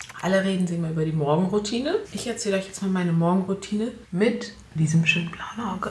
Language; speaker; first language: German; native; German